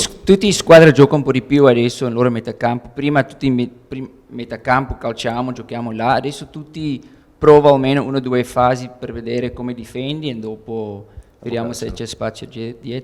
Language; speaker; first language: Italian; non-native, learner; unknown